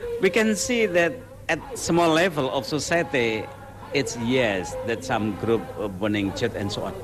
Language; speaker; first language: English; non-native, learner; Indonesian